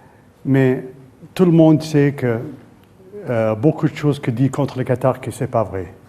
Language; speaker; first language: French; non-native, fluent; Arabic